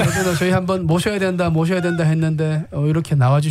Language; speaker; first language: Korean; native; Korean